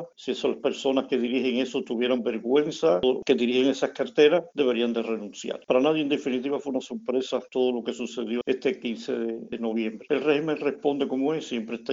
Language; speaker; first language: Spanish; native; Spanish